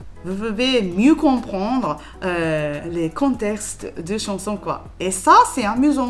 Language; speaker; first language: French; non-native, learner; Japanese